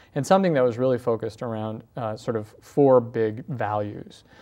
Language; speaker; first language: English; native; English